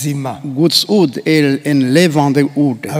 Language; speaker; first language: Swedish; non-native, fluent; Rundi